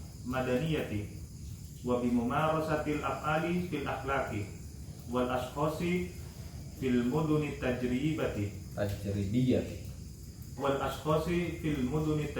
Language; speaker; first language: Arabic; non-native, learner; Indonesian